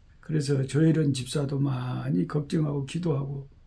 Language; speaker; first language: Korean; native; Korean